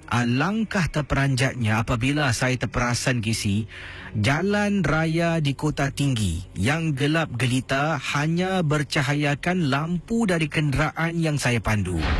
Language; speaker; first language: Malay; native; Malay